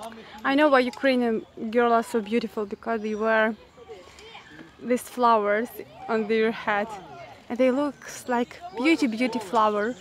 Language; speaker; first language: English; non-native, fluent; Ukrainian